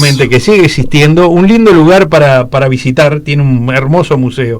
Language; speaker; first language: Spanish; native; Spanish